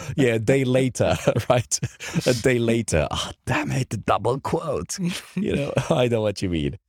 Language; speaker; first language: English; non-native, fluent; Romanian